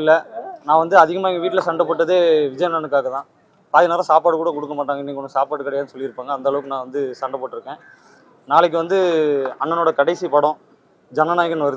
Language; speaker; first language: Tamil; native; Tamil